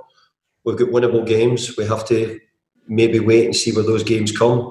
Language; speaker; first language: English; native; English